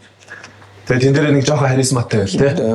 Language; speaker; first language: Mongolian; native; Mongolian